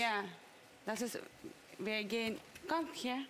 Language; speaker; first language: German; non-native, learner; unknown